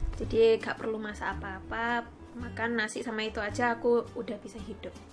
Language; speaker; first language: Indonesian; non-native, fluent; Japanese